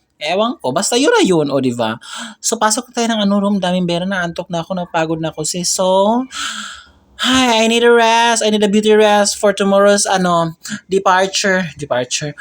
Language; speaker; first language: Filipino; native; Filipino